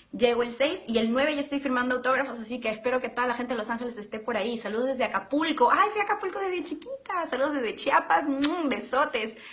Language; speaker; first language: Spanish; native; Spanish